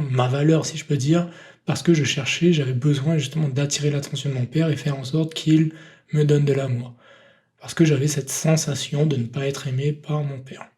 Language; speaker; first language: French; native; French